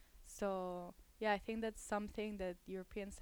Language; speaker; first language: English; non-native, fluent; Spanish